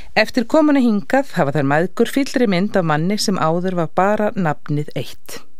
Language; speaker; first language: Icelandic; native; Icelandic